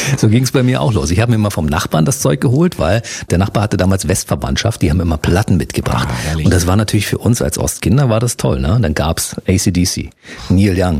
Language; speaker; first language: German; native; German